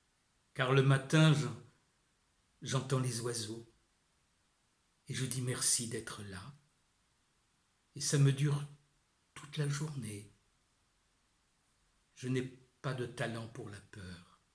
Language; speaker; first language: French; native; French